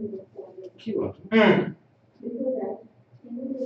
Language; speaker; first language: Japanese; non-native, learner; Tamil